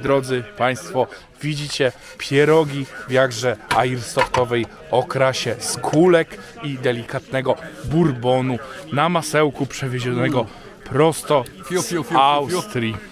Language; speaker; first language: Polish; native; Polish